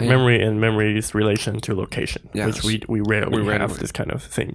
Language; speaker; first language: English; non-native, fluent; Chinese